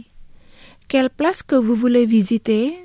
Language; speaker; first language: French; non-native, fluent; Indonesian